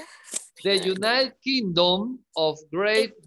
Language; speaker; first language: English; non-native, learner; Spanish